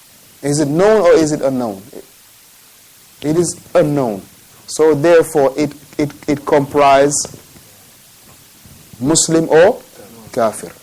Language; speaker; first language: English; non-native, fluent; Arabic